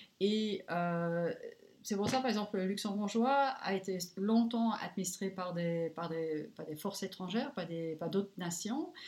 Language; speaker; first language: French; non-native, local second language; Luxembourgish